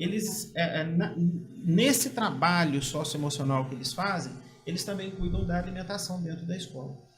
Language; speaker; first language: Portuguese; native; Portuguese